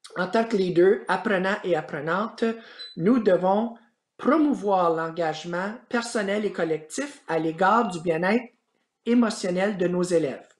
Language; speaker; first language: French; native; French